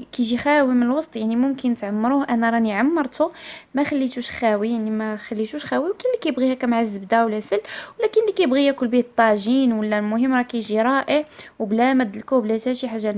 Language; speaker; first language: Arabic; native; Arabic